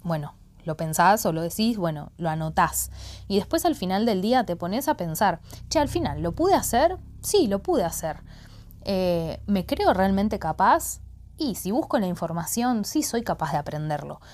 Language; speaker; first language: Spanish; native; Spanish